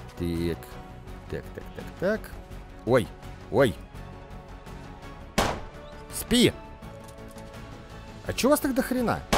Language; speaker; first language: Russian; native; Russian